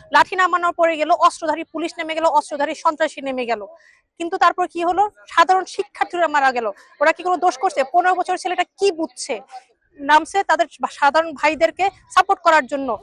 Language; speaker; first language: Bangla; native; Bangla